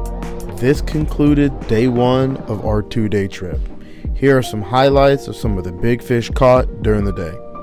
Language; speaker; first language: English; native; English